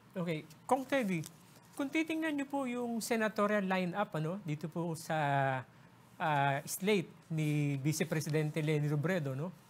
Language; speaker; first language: Filipino; native; Filipino